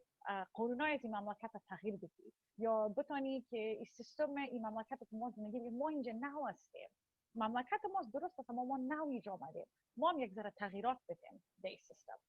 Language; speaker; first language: Persian; early bilingual, heritage; Persian